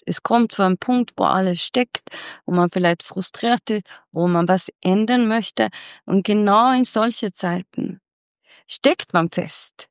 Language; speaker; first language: German; non-native, fluent; Swedish